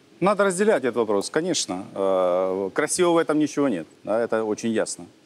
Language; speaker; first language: Russian; native; Russian